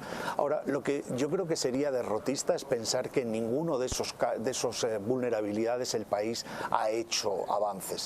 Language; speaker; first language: Spanish; native; Spanish